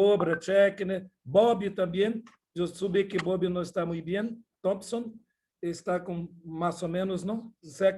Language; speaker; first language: Spanish; non-native, learner; Portuguese